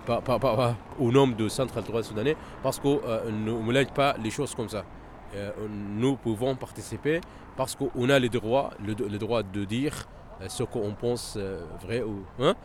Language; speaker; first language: French; non-native, fluent; Arabic